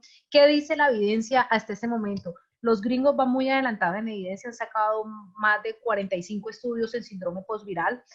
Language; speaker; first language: Spanish; native; Spanish